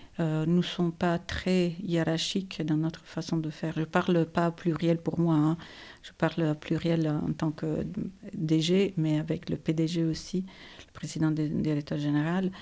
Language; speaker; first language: French; non-native, fluent; Italian